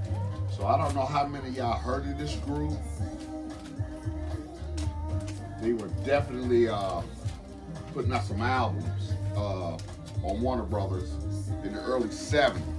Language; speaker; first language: English; native; English